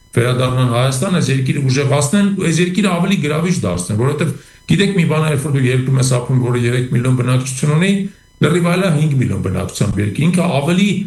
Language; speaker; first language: Armenian; native; Armenian